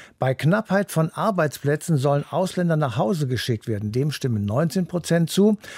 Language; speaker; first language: German; native; German